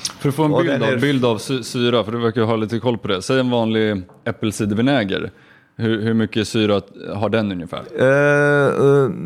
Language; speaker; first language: Swedish; native; Swedish